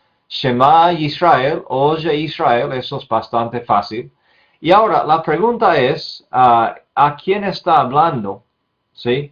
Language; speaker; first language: Spanish; non-native, fluent; English